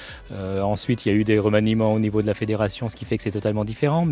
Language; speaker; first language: French; native; French